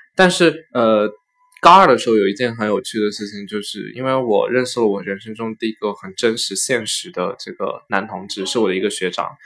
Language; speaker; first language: Chinese; native; Chinese